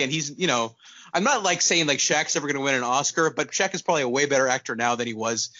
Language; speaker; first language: English; non-native, local second language; Urdu